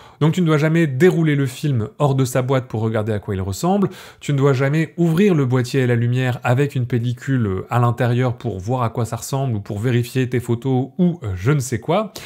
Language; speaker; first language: French; native; French